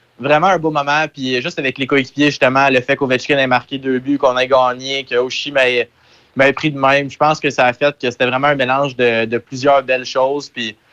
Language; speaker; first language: French; native; French